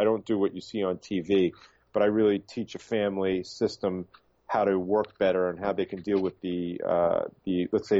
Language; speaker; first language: English; native; English